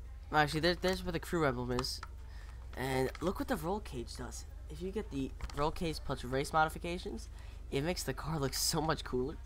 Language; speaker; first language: English; native; English